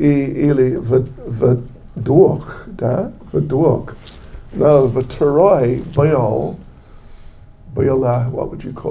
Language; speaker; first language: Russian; non-native, learner; English